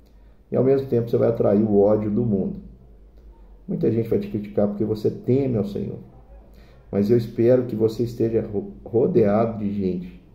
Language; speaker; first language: Portuguese; native; Portuguese